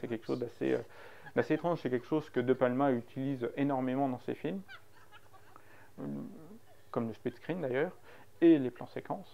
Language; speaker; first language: French; native; French